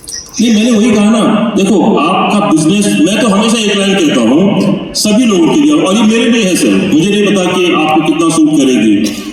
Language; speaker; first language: Hindi; native; Hindi